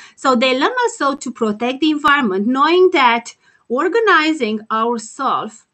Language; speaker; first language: English; non-native, fluent; Romanian